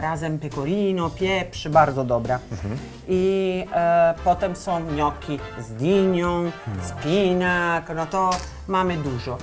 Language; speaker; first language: Polish; non-native, learner; Italian